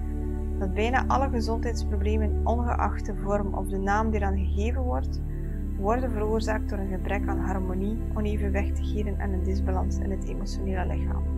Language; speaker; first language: Dutch; native; Dutch